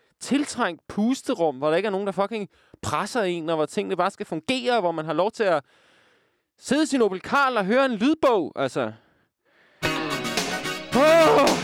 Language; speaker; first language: Danish; native; Danish